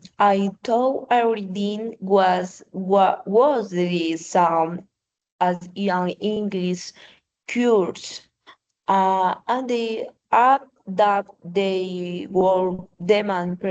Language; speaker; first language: English; non-native, learner; Spanish